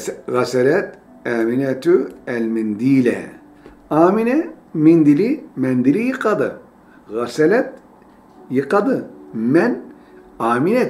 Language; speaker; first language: Arabic; non-native, fluent; Turkish